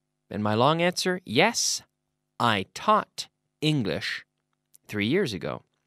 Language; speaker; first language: English; native; English